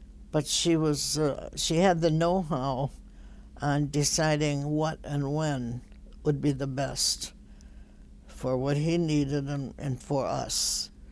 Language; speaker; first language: English; native; English